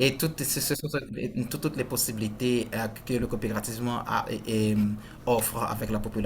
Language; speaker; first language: French; non-native, fluent; Portuguese